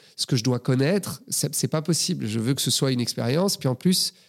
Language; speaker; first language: French; native; French